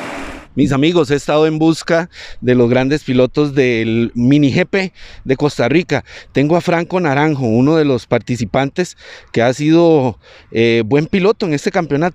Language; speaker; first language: Spanish; native; Spanish